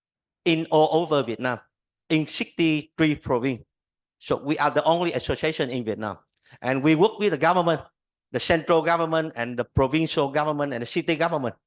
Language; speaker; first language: English; non-native, learner; Vietnamese